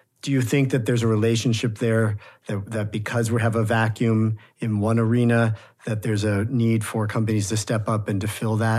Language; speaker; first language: English; native; English